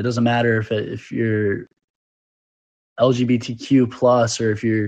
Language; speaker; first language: English; native; English